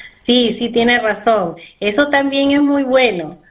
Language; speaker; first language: Spanish; early bilingual, heritage; Spanish